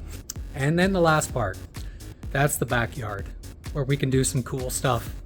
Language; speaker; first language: English; native; English